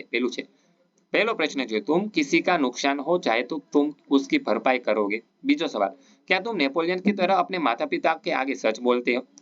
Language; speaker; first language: Hindi; non-native, local second language; Gujarati